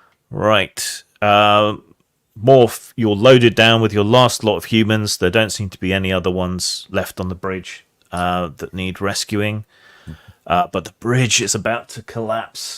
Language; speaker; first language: English; native; English